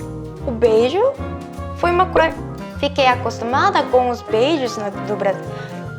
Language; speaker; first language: Portuguese; non-native, fluent; Korean